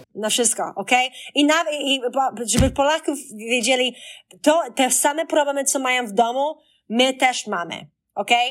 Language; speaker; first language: Polish; early bilingual, heritage; Polish